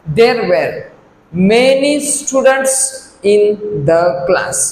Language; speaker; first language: English; non-native, local second language; Gujarati